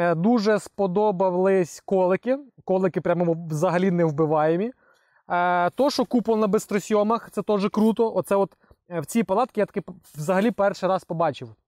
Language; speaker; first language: Ukrainian; non-native, local second language; Russian